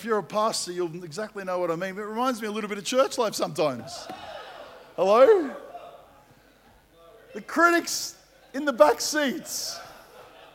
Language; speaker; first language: English; native; English